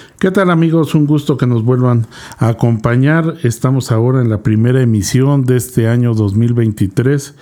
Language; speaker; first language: Spanish; native; Spanish